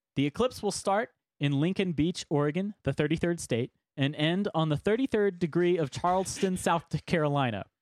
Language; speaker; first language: English; native; English